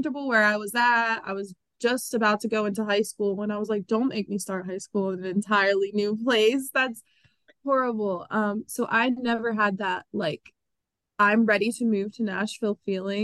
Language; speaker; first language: English; native; English